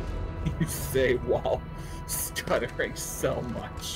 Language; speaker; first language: English; native; English